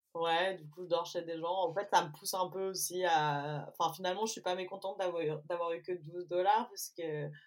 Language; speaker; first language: French; native; French